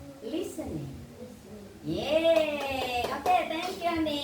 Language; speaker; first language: English; non-native, fluent; Indonesian